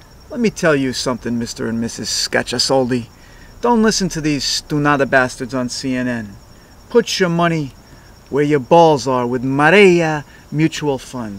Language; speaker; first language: English; native; English